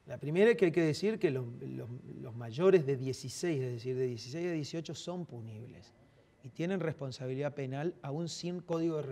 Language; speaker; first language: Spanish; native; Spanish